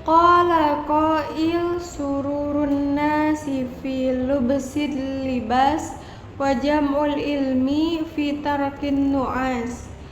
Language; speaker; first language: Arabic; non-native, learner; Indonesian